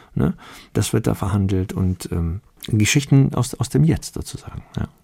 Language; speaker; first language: German; early bilingual, other home language; Turkish